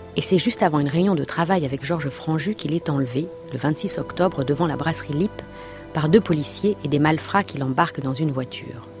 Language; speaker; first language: French; native; French